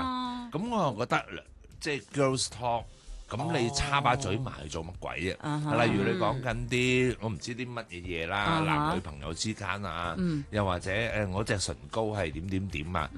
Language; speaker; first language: Cantonese; native; Cantonese